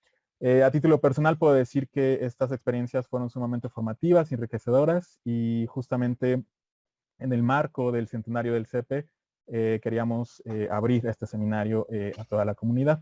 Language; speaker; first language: Spanish; native; Spanish